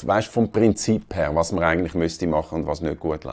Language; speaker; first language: German; native; German